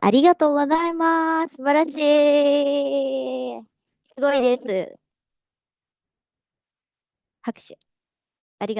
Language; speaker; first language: Japanese; non-native, fluent; Indonesian